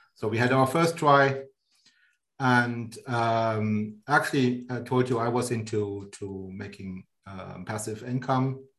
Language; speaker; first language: English; non-native, fluent; German